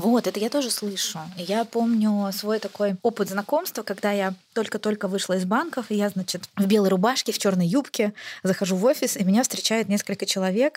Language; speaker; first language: Russian; native; Russian